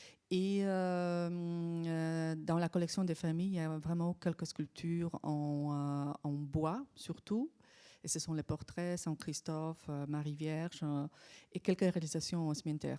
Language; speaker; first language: French; non-native, fluent; Polish